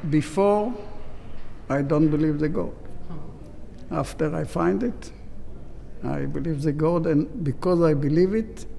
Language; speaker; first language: English; non-native, learner; Hebrew